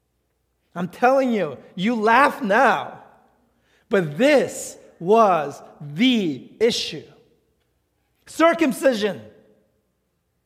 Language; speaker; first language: English; native; English